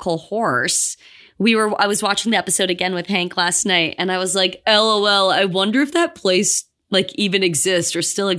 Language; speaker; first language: English; native; English